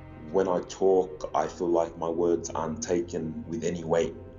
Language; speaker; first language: English; early bilingual, other home language; Arabic